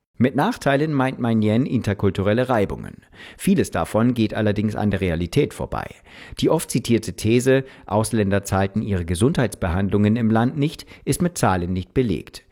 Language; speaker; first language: German; native; German